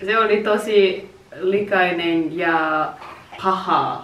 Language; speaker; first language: Finnish; non-native, learner; Japanese